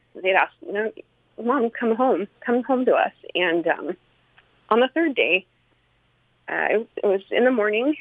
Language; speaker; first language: English; native; English